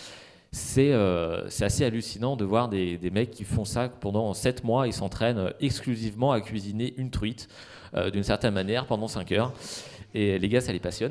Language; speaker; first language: French; native; French